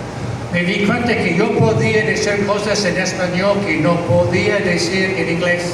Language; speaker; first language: Spanish; non-native, fluent; English